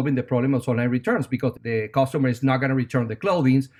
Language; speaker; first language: English; non-native, fluent; Spanish